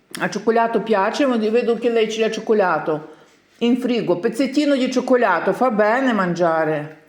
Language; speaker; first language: Italian; non-native, learner; Ukrainian